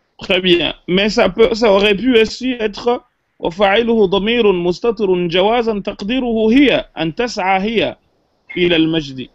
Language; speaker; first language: Arabic; non-native, fluent; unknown